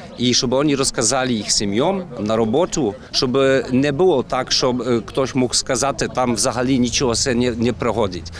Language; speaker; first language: Ukrainian; non-native, learner; German